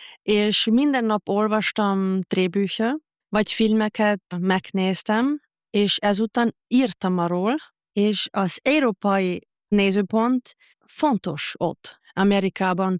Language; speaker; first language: Hungarian; non-native, fluent; Japanese